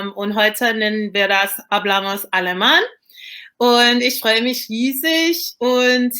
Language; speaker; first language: German; non-native, fluent; English